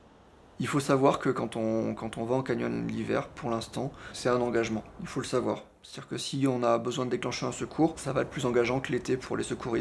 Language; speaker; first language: French; native; French